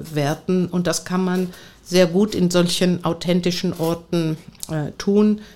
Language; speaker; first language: German; non-native, fluent; Greek